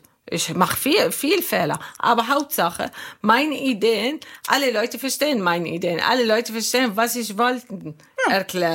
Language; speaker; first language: German; non-native, learner; Arabic